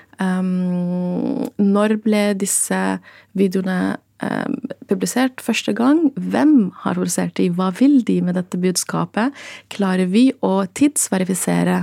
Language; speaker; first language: Norwegian; non-native, fluent; Arabic